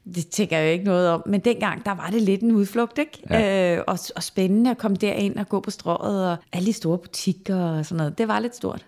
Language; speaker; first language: Danish; native; Danish